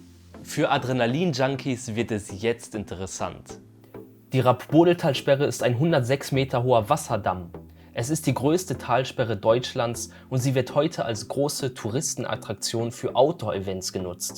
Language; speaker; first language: German; native; German